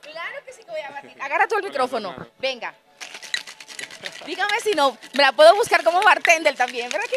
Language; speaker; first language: Spanish; native; Spanish